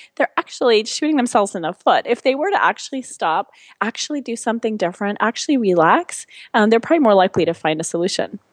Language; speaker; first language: English; non-native, fluent; French